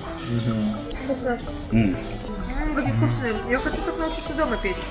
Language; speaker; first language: Russian; native; Russian